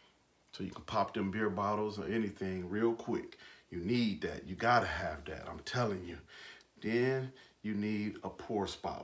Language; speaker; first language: English; native; English